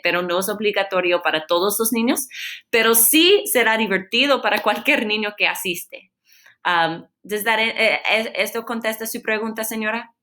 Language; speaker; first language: Spanish; non-native, fluent; English